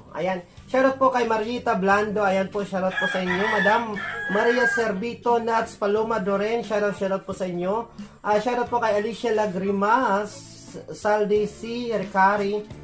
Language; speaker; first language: Filipino; non-native, local second language; Waray